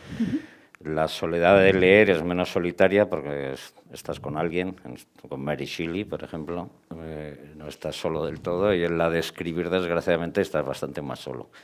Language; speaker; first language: Spanish; native; Spanish